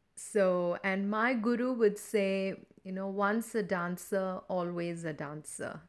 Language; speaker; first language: English; non-native, local second language; Tamil